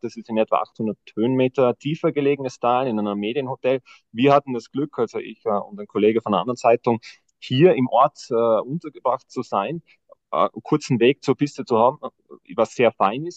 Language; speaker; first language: German; native; German